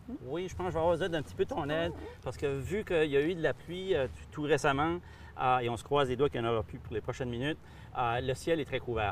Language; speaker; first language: French; native; French